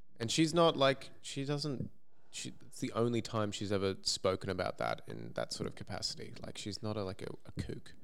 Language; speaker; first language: English; native; English